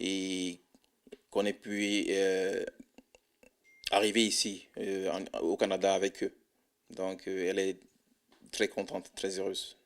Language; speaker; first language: French; non-native, fluent; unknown